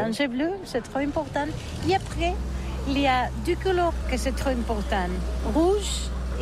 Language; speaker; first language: French; non-native, learner; Catalan